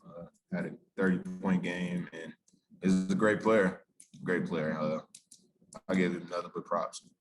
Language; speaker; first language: English; native; English